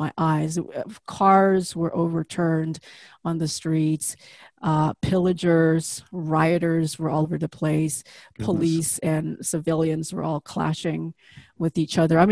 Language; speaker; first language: English; non-native, fluent; Indonesian